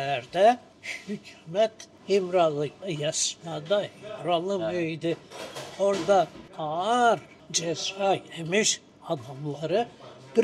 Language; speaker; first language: Turkish; non-native, local second language; Greek